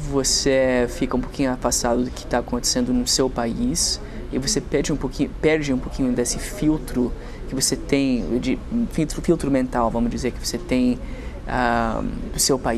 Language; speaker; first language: Portuguese; non-native, fluent; English